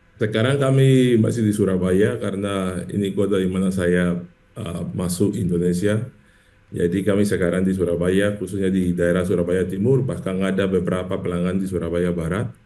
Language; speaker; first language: Indonesian; non-native, fluent; English